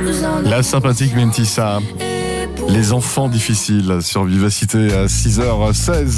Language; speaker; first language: French; native; French